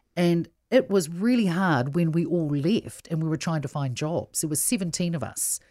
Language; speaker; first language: English; non-native, local second language; Samoan